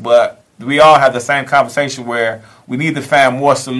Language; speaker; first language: English; native; English